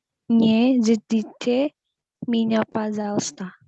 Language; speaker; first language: Russian; non-native, learner; Indonesian